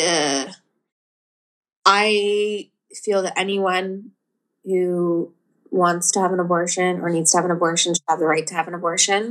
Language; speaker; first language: English; native; English